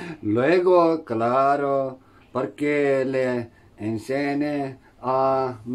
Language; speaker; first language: Spanish; non-native, learner; Turkish